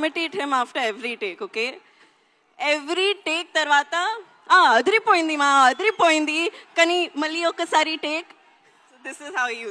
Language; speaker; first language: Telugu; non-native, learner; Hindi